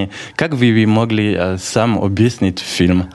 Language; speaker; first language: Russian; non-native, fluent; French